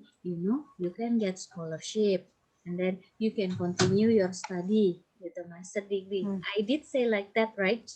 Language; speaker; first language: English; non-native, fluent; Indonesian